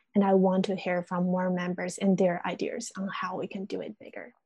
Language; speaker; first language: English; non-native, fluent; Chinese